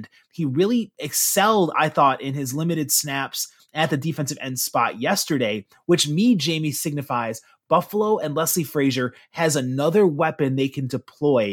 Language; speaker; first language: English; native; English